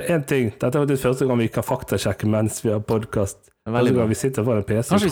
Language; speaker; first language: Norwegian; native; Norwegian